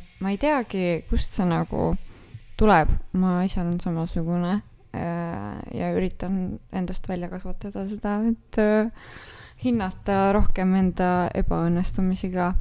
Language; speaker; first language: Estonian; native; Estonian